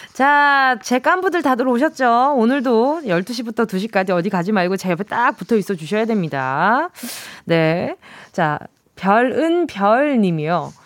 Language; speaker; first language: Korean; native; Korean